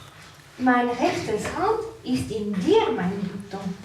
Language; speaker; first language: German; non-native, learner; French